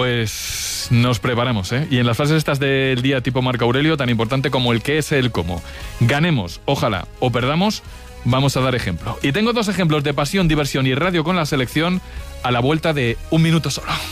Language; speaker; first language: Spanish; native; Spanish